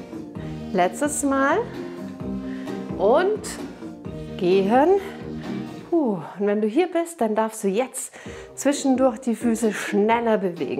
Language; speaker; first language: German; native; German